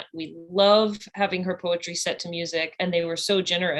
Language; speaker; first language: English; native; English